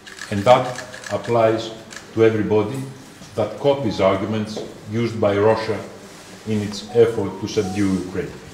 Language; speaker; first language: English; non-native, fluent; Greek